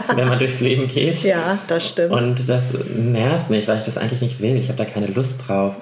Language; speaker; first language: German; native; German